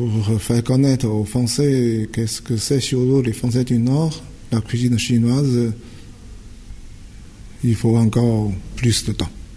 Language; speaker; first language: French; non-native, fluent; Chinese